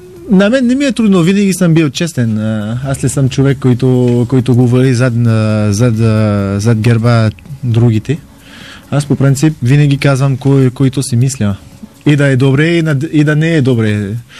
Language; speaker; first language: Bulgarian; non-native, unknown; French